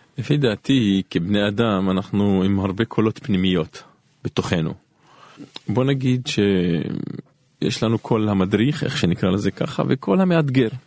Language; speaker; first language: Hebrew; non-native, local second language; Arabic